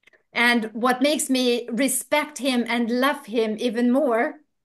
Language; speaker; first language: English; non-native, fluent; Hungarian